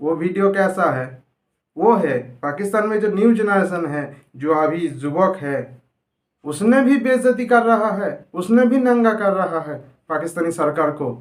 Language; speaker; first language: Hindi; non-native, local second language; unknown